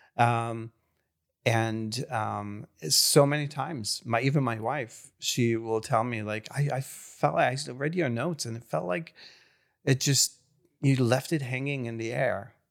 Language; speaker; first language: English; non-native, fluent; Hungarian